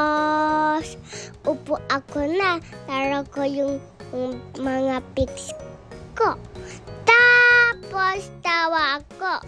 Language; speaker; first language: Filipino; early bilingual, heritage; Filipino